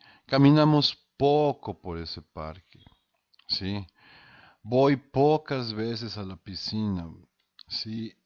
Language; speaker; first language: Spanish; non-native, fluent; Portuguese